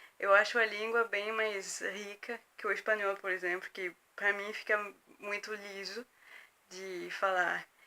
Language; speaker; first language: Portuguese; non-native, fluent; French